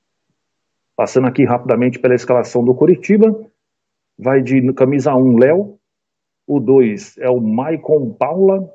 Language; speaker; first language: Portuguese; native; Portuguese